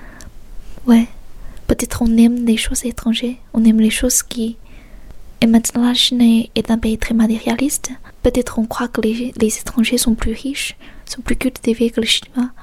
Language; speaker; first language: French; non-native, fluent; Chinese